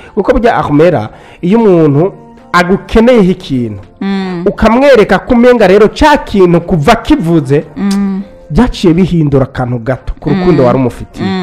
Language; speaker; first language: Rundi; native; Rundi